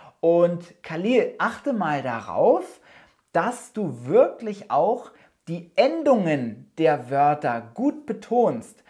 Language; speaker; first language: German; native; German